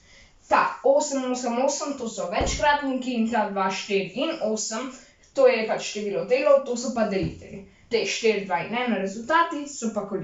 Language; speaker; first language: Slovenian; native; Slovenian